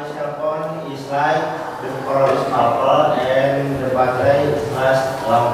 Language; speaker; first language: English; non-native, learner; Indonesian